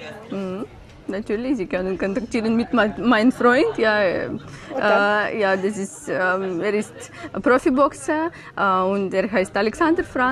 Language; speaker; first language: German; non-native, learner; Ukrainian